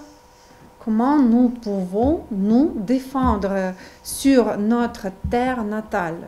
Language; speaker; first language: French; non-native, learner; Ukrainian